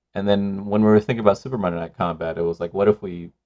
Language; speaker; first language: English; non-native, local second language; Sinhala